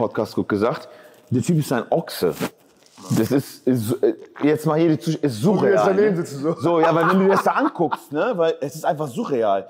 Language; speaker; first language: German; native; German